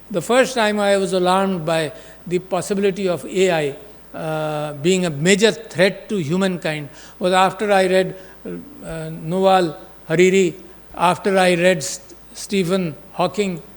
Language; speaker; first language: English; non-native, local second language; Urdu